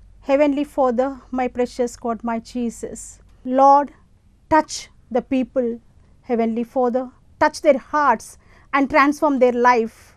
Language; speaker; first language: English; non-native, local second language; Telugu